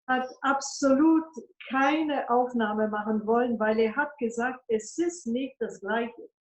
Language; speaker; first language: German; non-native, fluent; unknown